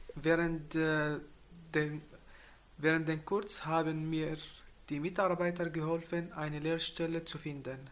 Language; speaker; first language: German; non-native, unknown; Arabic